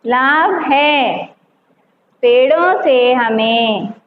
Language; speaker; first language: Hindi; non-native, local second language; Telugu